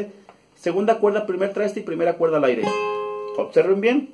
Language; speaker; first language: Spanish; native; Spanish